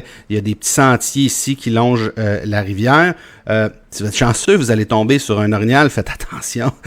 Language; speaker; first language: French; native; French